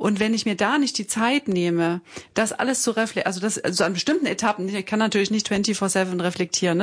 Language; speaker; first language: German; native; German